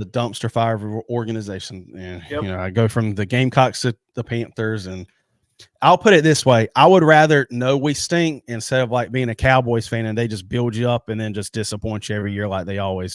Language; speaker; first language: English; native; English